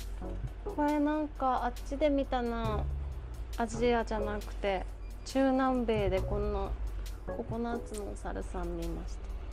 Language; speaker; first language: Japanese; native; Japanese